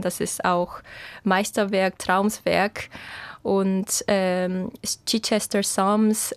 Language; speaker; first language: German; non-native, fluent; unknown